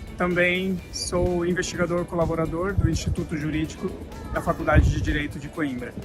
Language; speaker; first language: Portuguese; native; Portuguese